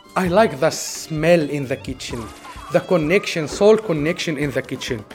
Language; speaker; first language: English; non-native, fluent; Arabic